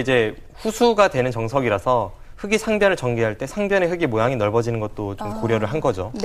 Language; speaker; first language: Korean; native; Korean